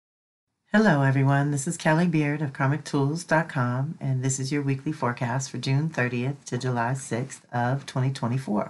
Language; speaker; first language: English; native; English